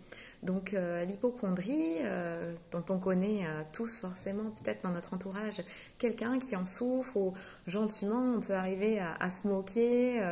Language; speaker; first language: French; native; French